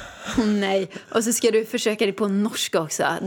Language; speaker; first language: Swedish; native; Swedish